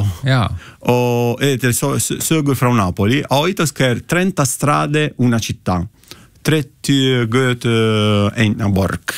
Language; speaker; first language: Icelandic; non-native, learner; Italian